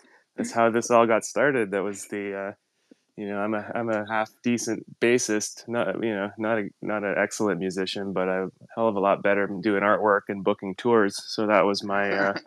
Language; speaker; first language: English; native; English